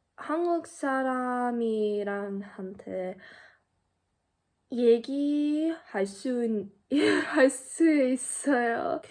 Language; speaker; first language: Korean; non-native, learner; English